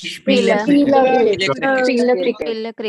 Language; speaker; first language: German; non-native, learner; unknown